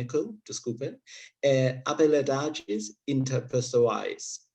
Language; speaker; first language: Portuguese; non-native, learner; English